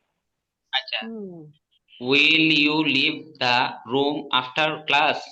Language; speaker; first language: English; non-native, learner; Bangla